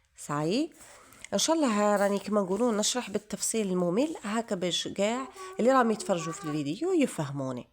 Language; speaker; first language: Arabic; native; Arabic